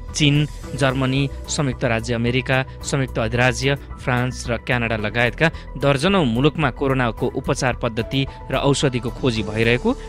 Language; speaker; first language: Nepali; native; Nepali